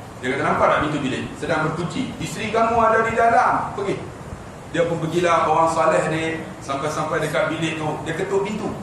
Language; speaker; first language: Malay; native; Malay